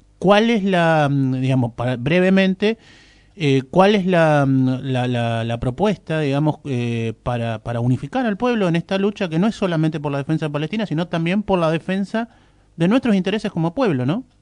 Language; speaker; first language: Spanish; native; Spanish